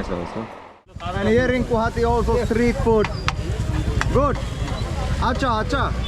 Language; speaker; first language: English; non-native, fluent; Finnish